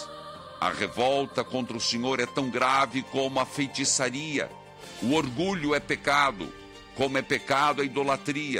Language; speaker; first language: Portuguese; native; Portuguese